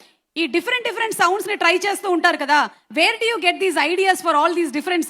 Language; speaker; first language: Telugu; native; Telugu